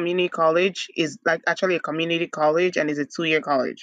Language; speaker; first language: English; non-native, local second language; Igbo